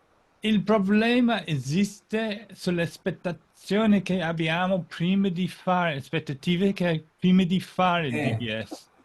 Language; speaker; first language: Italian; non-native, fluent; English